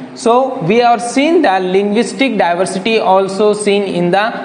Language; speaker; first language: English; non-native, local second language; Marathi